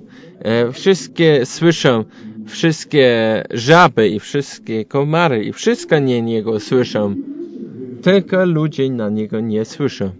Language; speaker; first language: Polish; non-native, learner; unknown